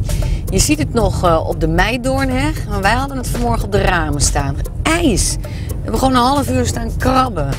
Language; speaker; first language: Dutch; native; Dutch